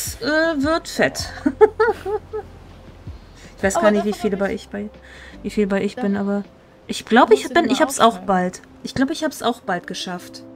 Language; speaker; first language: German; native; German